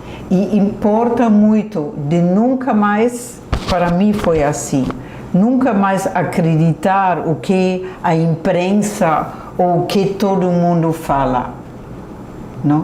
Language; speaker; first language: Portuguese; non-native, fluent; German